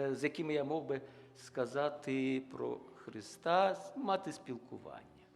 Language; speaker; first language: Ukrainian; non-native, local second language; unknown